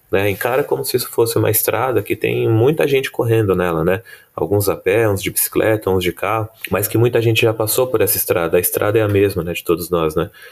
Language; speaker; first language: Portuguese; native; Portuguese